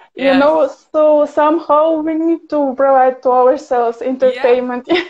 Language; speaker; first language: English; non-native, fluent; Ukrainian